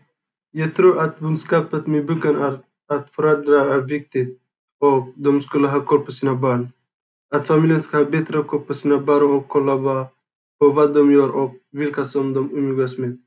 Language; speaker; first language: Swedish; non-native, learner; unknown